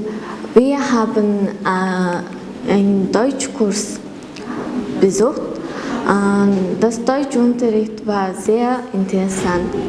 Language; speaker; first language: German; non-native, learner; Mongolian